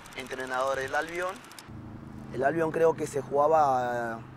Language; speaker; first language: Spanish; non-native, fluent; French